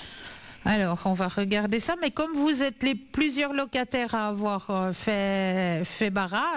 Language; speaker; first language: French; native; French